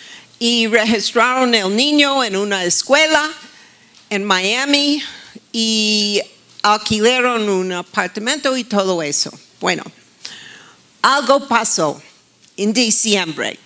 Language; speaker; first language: Spanish; non-native, fluent; English